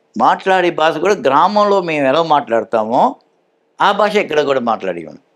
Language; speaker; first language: Telugu; early bilingual, heritage; Telugu